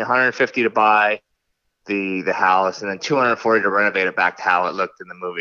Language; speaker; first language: English; native; English